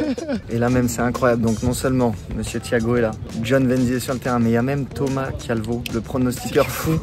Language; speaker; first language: French; native; French